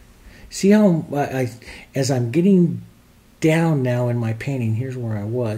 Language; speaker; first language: English; native; English